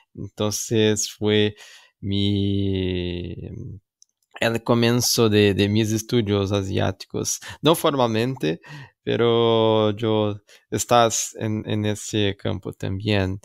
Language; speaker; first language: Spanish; non-native, fluent; Portuguese